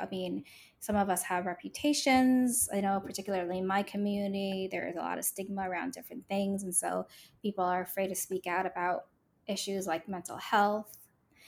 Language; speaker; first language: English; native; English